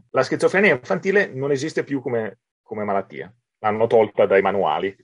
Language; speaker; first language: Italian; native; Italian